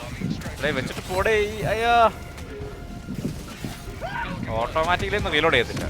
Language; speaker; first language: Malayalam; native; Malayalam